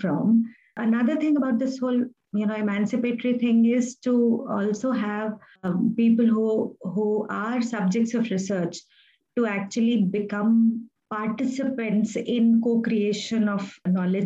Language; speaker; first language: English; non-native, local second language; Hindi